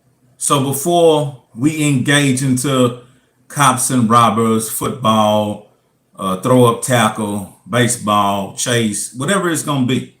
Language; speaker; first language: English; native; English